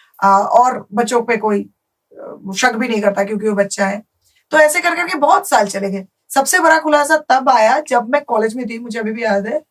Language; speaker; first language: Hindi; non-native, local second language; Bangla